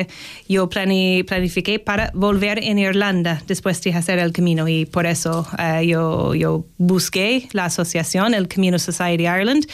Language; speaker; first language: Spanish; non-native, fluent; English